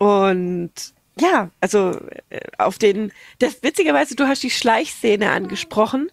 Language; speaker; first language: German; native; German